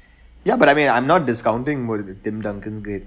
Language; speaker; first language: English; non-native, local second language; Hindi